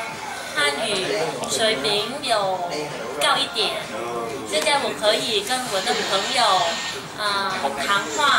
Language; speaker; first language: Chinese; non-native, learner; Vietnamese